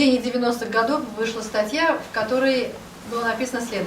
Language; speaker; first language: Russian; native; Russian